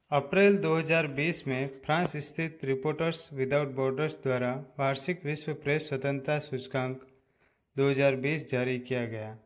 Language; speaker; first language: Hindi; native; Hindi